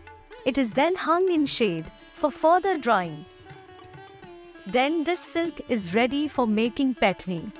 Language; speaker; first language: English; non-native, local second language; Marathi